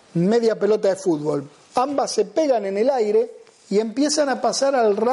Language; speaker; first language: Spanish; native; Spanish